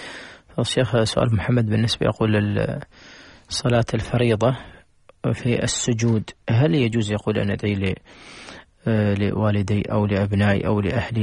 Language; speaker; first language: Arabic; native; Arabic